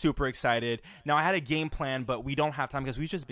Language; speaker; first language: English; non-native, fluent; French